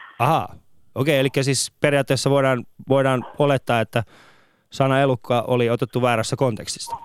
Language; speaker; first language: Finnish; non-native, fluent; Persian